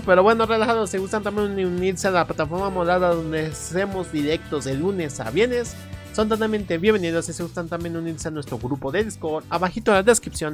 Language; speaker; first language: Spanish; native; Spanish